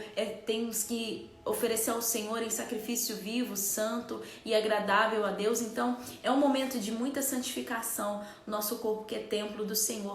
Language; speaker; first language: Portuguese; native; Portuguese